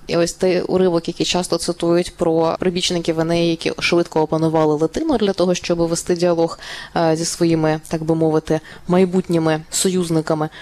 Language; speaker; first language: Ukrainian; native; Ukrainian